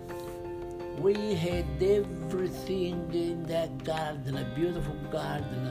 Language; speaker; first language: English; non-native, learner; Italian